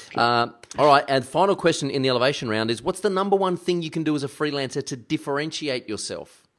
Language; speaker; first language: English; early bilingual, other home language; German